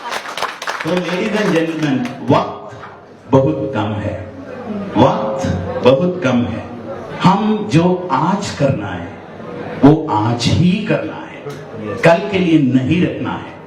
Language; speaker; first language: Hindi; non-native, fluent; Bangla